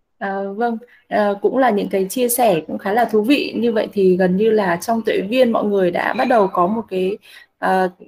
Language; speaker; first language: Vietnamese; native; Vietnamese